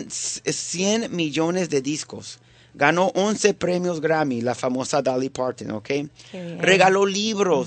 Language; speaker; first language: Spanish; early bilingual, heritage; Spanish